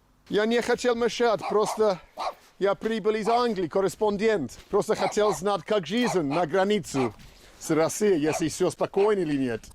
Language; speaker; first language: Russian; non-native, learner; English